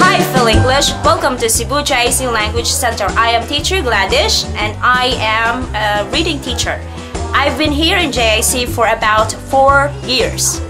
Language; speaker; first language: English; non-native, local second language; Cebuano